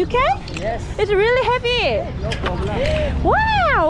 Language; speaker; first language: English; non-native, learner; Korean